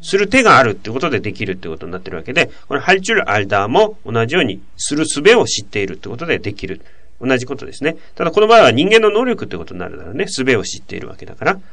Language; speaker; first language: Japanese; non-native, fluent; Korean